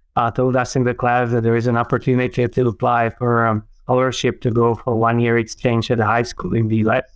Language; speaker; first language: English; non-native, fluent; Czech